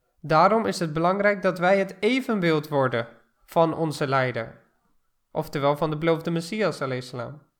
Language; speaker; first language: Dutch; non-native, fluent; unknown